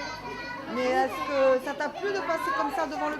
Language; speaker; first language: French; native; French